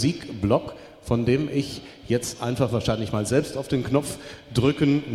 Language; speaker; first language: German; native; German